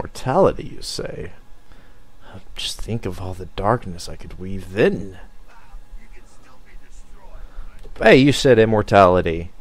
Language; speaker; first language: English; native; English